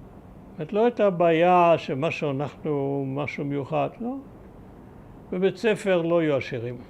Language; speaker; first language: Hebrew; early bilingual, other home language; German